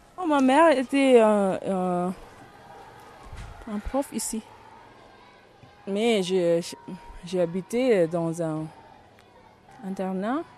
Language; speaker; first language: French; non-native, learner; Tibetan